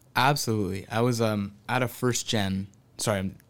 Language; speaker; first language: English; native; English